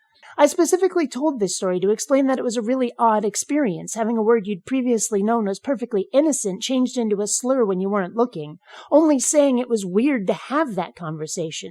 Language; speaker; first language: English; native; English